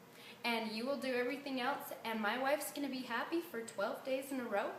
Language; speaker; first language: English; native; English